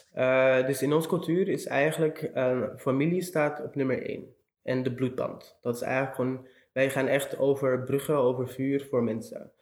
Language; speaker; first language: Dutch; early bilingual, other home language; Romany